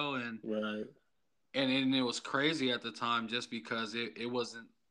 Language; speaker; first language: English; native; English